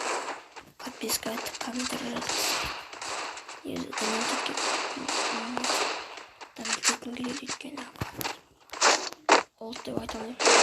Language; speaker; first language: Russian; non-native, local second language; Kazakh